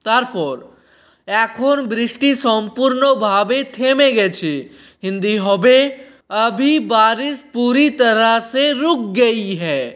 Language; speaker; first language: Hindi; non-native, fluent; Bangla